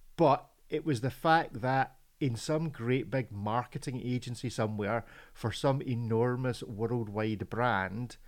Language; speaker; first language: English; native; English